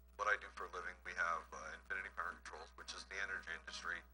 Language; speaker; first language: English; native; English